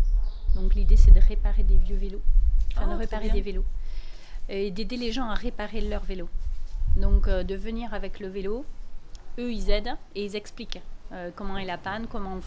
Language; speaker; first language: French; native; French